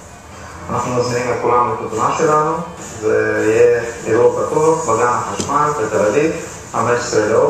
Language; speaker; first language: Hebrew; non-native, fluent; Russian